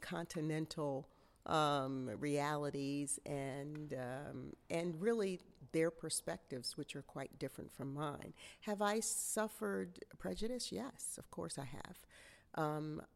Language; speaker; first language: English; native; English